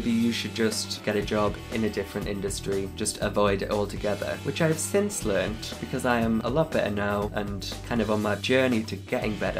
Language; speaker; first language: English; native; English